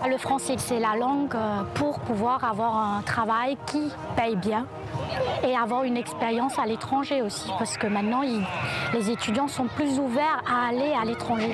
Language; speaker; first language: French; non-native, fluent; Chinese